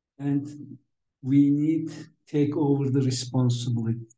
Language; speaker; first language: English; non-native, fluent; Turkish